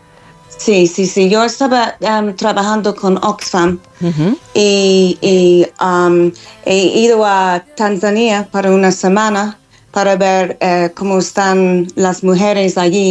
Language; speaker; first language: Spanish; non-native, fluent; English